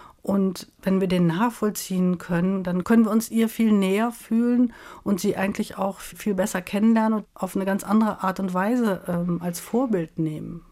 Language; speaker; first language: German; native; German